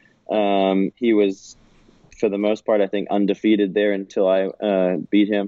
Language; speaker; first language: English; native; English